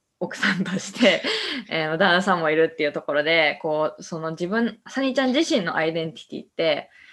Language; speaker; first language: Japanese; native; Japanese